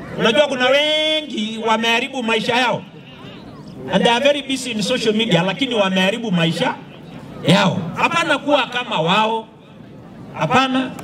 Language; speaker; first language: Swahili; non-native, local second language; Masai